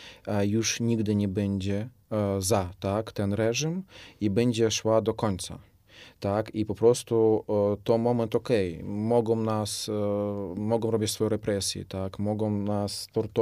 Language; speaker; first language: Polish; non-native, fluent; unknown